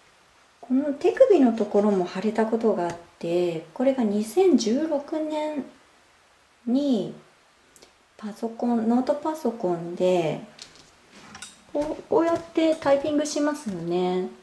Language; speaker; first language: Japanese; native; Japanese